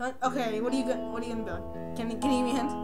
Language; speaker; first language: English; native; English